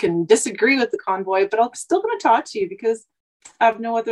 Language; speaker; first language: English; native; English